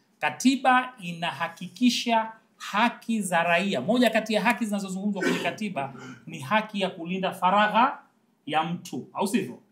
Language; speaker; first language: Swahili; native; Swahili